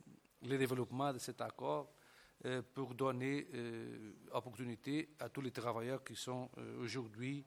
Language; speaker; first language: French; non-native, fluent; Portuguese